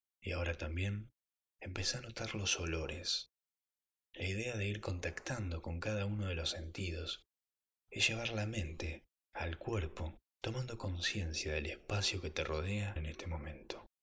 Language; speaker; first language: Spanish; native; Spanish